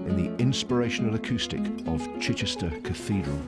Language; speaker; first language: English; native; English